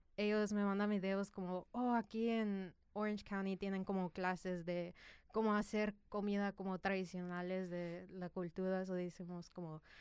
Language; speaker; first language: Spanish; early bilingual, other home language; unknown